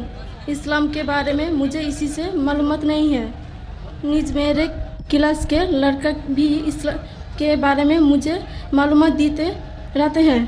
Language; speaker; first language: Hindi; non-native, local second language; Bangla